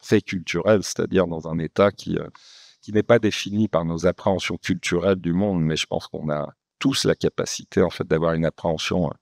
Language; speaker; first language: French; native; French